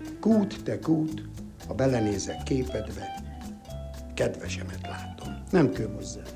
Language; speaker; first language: Hungarian; native; Hungarian